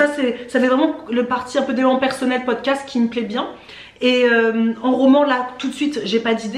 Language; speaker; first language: French; native; French